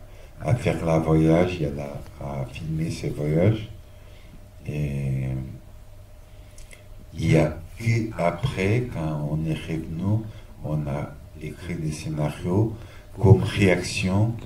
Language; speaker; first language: French; non-native, fluent; Portuguese